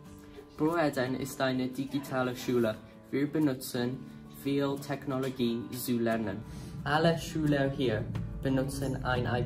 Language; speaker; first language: German; non-native, learner; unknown